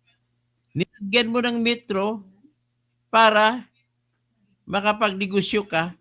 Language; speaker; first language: Filipino; native; Filipino